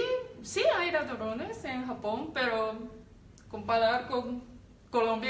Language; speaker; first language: Spanish; non-native, learner; Japanese